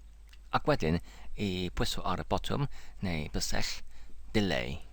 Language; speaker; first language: Welsh; non-native, learner; English